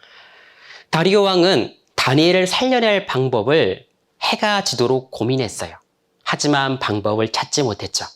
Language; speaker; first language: Korean; native; Korean